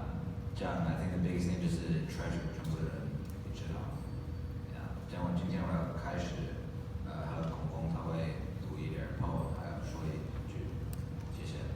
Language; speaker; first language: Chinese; early bilingual, heritage; English